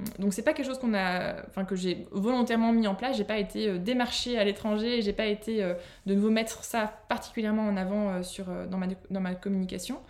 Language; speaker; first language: French; native; French